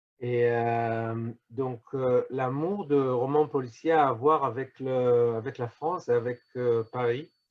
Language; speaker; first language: French; non-native, fluent; Hebrew